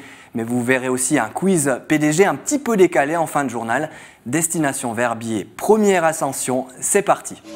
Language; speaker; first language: French; native; French